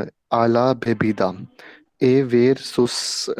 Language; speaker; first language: Spanish; non-native, learner; Hindi